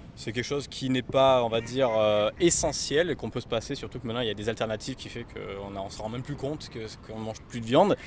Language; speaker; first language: French; native; French